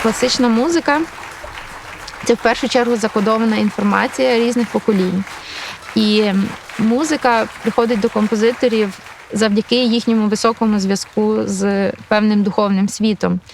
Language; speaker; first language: Ukrainian; native; Ukrainian